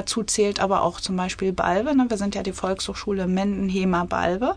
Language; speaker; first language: German; native; German